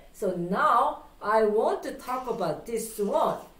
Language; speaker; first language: English; non-native, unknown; Korean